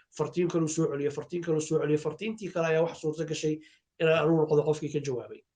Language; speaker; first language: Somali; native; Somali